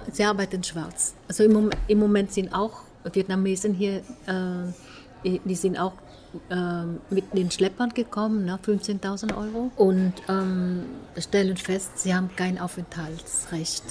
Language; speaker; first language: German; non-native, fluent; Vietnamese